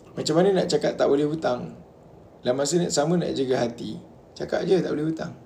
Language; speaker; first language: Malay; native; Malay